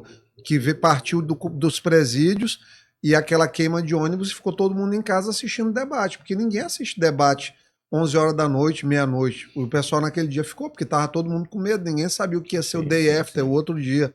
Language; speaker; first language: Portuguese; native; Portuguese